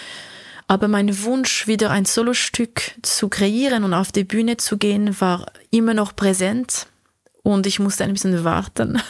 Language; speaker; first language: German; non-native, local second language; French